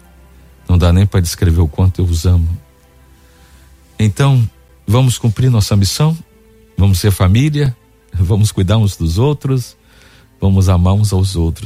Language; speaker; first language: Portuguese; native; Portuguese